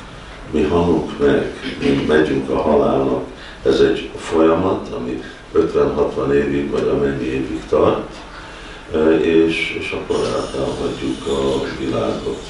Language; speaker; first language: Hungarian; early bilingual, heritage; Hungarian